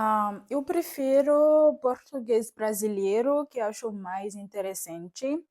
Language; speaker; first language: Portuguese; non-native, learner; Fon